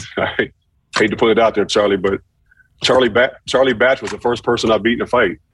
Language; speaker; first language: English; native; English